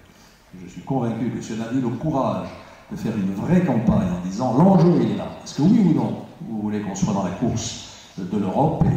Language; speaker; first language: French; native; French